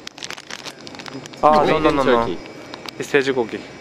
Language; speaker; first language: English; non-native, local second language; Korean